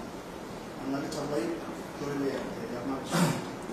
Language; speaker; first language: Turkish; non-native, fluent; Somali